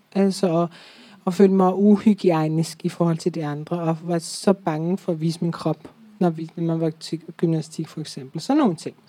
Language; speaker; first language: Danish; early bilingual, other home language; Persian